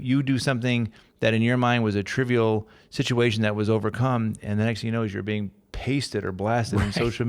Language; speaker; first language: English; native; English